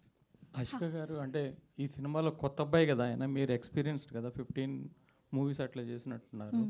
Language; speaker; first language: Telugu; native; Telugu